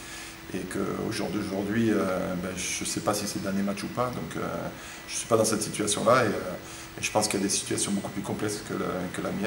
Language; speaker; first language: French; native; French